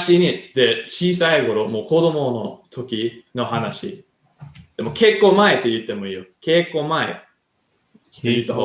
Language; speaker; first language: Japanese; non-native, learner; English